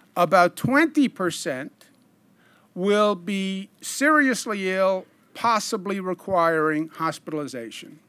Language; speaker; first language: English; native; English